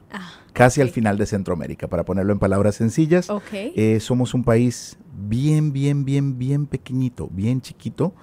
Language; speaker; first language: Spanish; native; Spanish